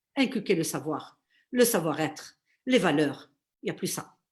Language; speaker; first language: French; non-native, local second language; Arabic